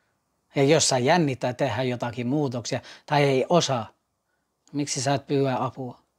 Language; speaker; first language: Finnish; non-native, fluent; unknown